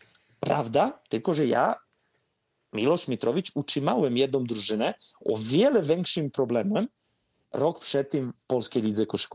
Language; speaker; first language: Polish; non-native, fluent; Serbian